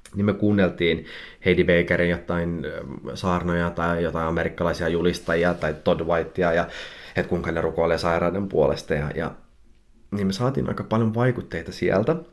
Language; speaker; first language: Finnish; early bilingual, heritage; Finnish